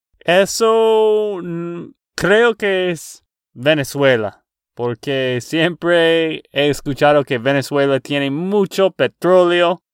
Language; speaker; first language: Spanish; non-native, learner; English